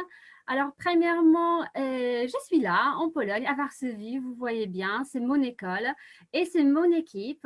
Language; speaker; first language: French; non-native, fluent; Polish